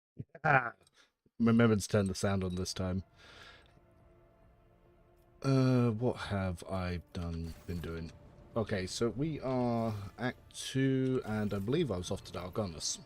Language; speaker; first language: English; native; English